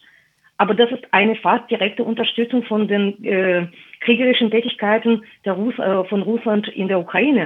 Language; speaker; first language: German; non-native, fluent; Russian